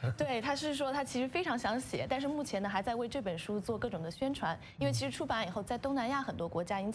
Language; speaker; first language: Chinese; native; Chinese